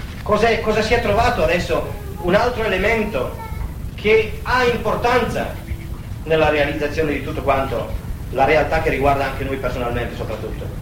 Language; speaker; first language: Italian; native; Italian